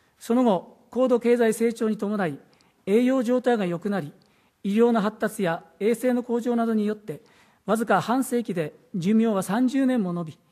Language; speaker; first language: Japanese; native; Japanese